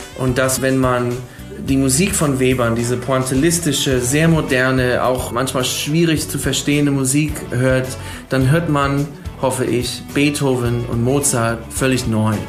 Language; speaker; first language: German; non-native, fluent; English